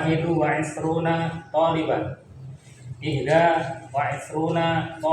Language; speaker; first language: Arabic; non-native, learner; Indonesian